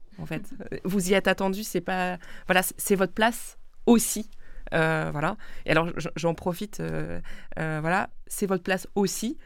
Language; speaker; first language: French; non-native, local second language; Swiss German